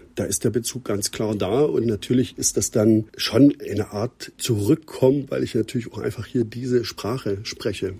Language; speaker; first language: German; native; German